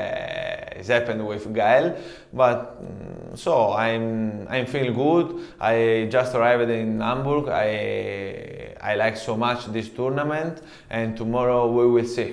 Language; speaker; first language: English; non-native, learner; Italian